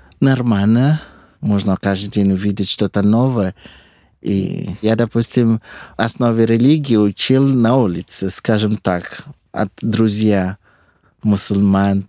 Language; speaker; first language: Russian; non-native, fluent; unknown